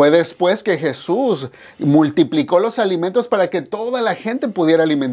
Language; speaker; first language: Spanish; native; Spanish